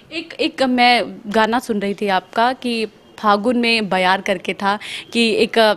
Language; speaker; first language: Hindi; native; Hindi